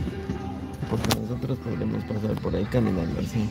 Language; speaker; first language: Spanish; native; Spanish